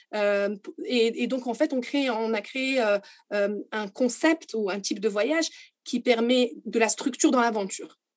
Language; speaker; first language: French; non-native, local second language; Arabic